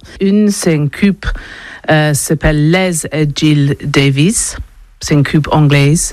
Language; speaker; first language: French; non-native, learner; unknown